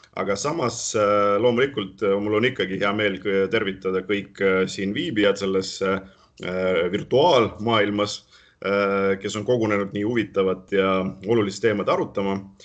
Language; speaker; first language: Estonian; non-native, local second language; Russian